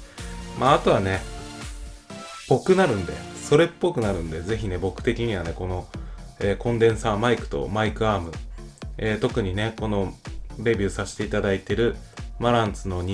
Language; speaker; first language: Japanese; native; Japanese